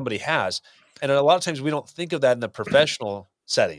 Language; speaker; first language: English; native; English